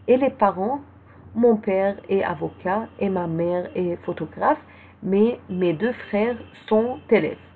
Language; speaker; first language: French; non-native, fluent; Arabic